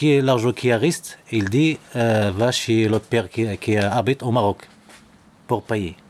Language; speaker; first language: French; non-native, learner; Arabic